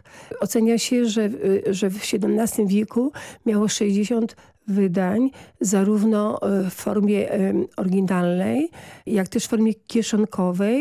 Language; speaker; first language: Polish; native; Polish